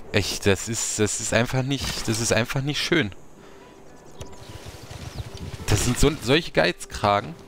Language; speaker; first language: German; native; German